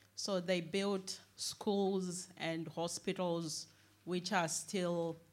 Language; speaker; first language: English; non-native, local second language; Shona